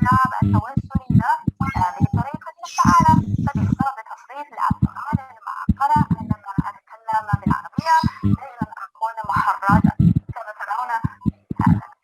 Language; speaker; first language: Arabic; non-native, fluent; Chinese